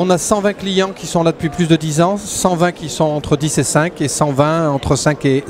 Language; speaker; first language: French; native; French